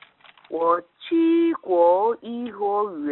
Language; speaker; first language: Chinese; non-native, learner; Korean